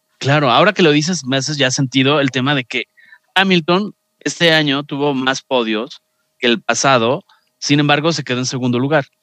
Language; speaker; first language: Spanish; native; Spanish